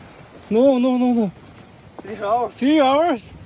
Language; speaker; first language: English; non-native, learner; Korean